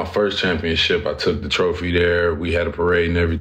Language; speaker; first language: English; native; English